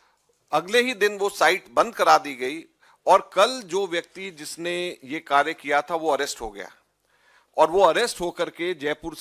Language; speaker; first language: Hindi; native; Hindi